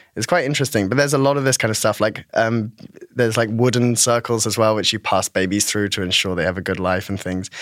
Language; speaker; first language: English; native; English